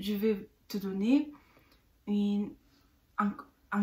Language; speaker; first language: French; non-native, learner; Korean